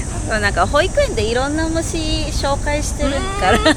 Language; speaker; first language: Japanese; non-native, fluent; Filipino